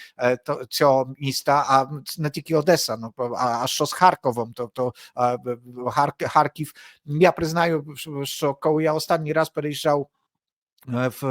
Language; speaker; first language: Polish; non-native, learner; Ukrainian